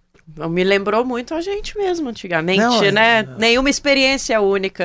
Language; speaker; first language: Portuguese; native; Portuguese